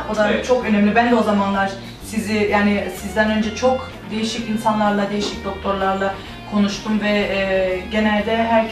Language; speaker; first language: Turkish; early bilingual, heritage; Turkish